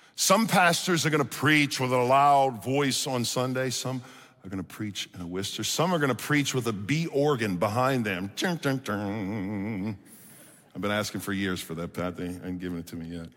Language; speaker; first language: English; native; English